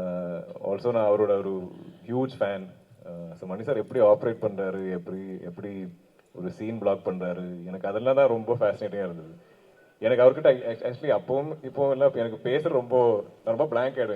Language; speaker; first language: Tamil; non-native, local second language; Malayalam